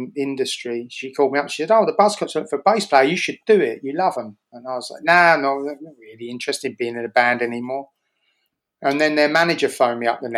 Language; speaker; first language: English; native; English